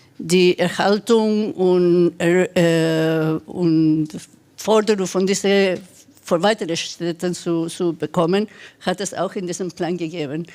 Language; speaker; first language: German; non-native, fluent; Spanish